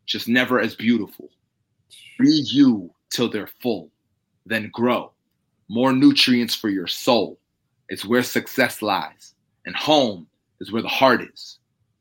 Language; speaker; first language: English; native; English